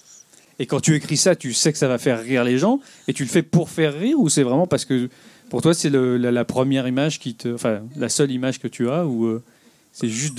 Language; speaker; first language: French; native; French